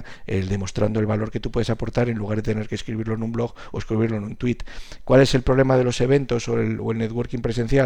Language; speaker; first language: Spanish; native; Spanish